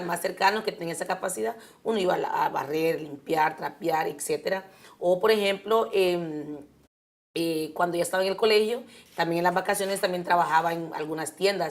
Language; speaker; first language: Spanish; native; Spanish